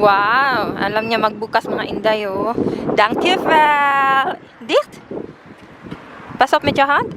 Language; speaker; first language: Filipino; non-native, local second language; Cebuano